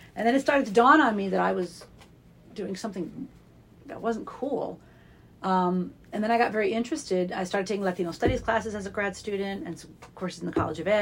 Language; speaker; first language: English; native; English